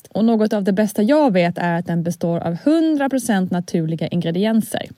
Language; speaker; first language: Swedish; native; Swedish